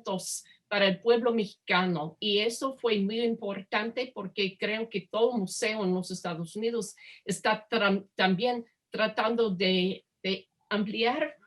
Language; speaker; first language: Spanish; non-native, fluent; English